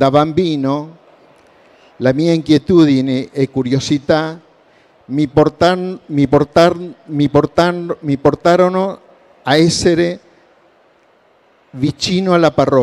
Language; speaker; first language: Italian; non-native, learner; Spanish